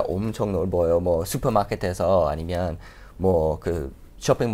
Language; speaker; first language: Korean; non-native, fluent; English